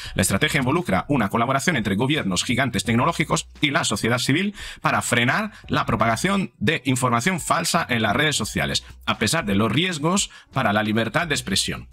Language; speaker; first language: Spanish; non-native, fluent; Italian